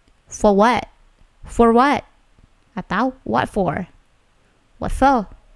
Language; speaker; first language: English; non-native, fluent; Indonesian